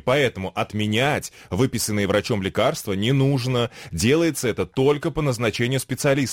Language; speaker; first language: Russian; native; Russian